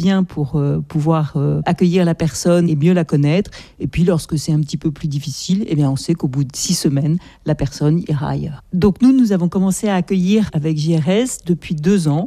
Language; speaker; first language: French; native; French